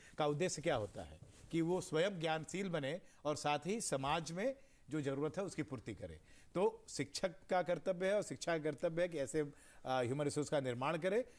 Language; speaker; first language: Hindi; native; Hindi